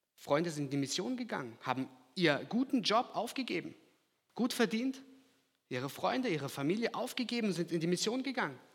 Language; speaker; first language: German; early bilingual, other home language; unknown